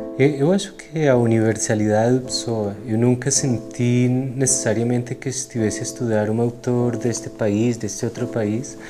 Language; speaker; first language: Portuguese; non-native, fluent; Spanish